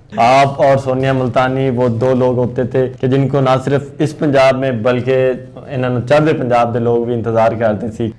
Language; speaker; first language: Urdu; non-native, local second language; Punjabi